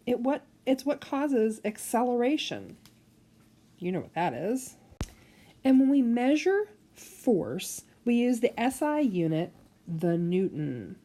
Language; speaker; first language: English; native; English